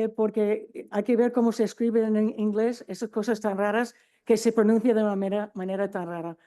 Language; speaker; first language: Spanish; non-native, fluent; English